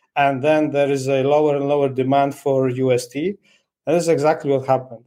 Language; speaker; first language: English; non-native, fluent; Polish